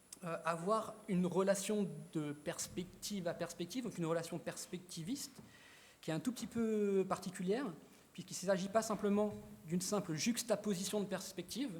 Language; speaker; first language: French; native; French